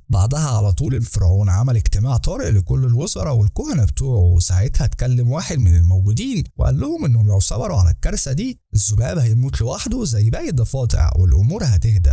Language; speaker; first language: Arabic; native; Arabic